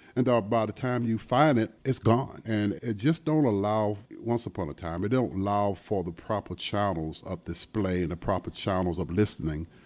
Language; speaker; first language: English; native; English